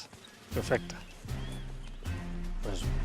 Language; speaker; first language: Catalan; non-native, learner; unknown